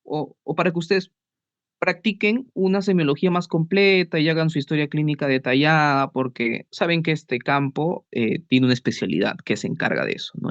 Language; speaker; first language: Spanish; native; Spanish